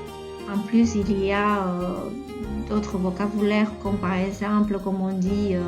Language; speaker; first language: French; non-native, fluent; Catalan